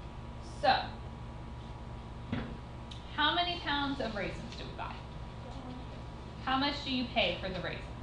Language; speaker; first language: English; native; English